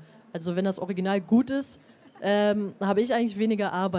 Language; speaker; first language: German; native; German